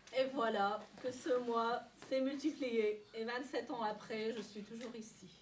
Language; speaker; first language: French; non-native, local second language; Arabic